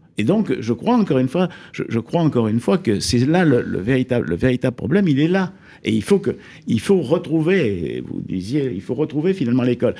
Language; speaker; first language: French; native; French